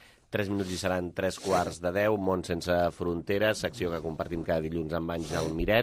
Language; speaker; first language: Catalan; native; Catalan